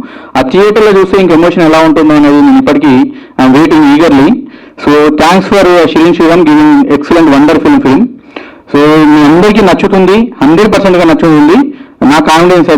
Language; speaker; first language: Telugu; native; Telugu